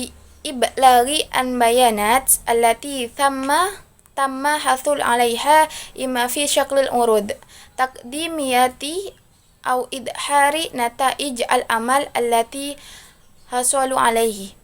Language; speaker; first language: Arabic; non-native, learner; Indonesian